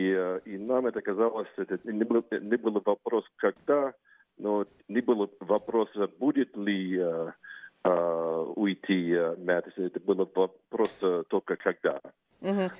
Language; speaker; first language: Russian; non-native, fluent; English